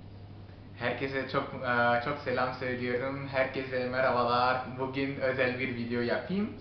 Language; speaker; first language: Turkish; non-native, learner; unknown